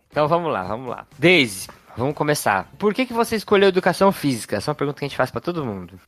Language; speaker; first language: Portuguese; native; Portuguese